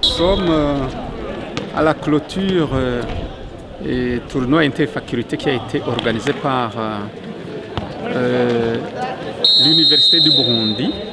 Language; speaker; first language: French; non-native, local second language; Rundi